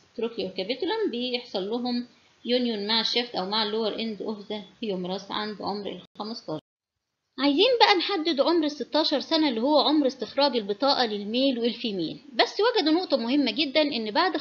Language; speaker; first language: Arabic; native; Arabic